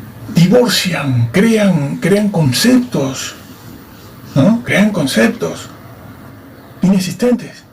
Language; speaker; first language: Spanish; native; Spanish